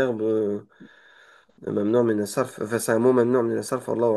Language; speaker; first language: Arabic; non-native, learner; French